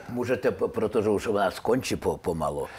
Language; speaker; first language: Czech; non-native, learner; Russian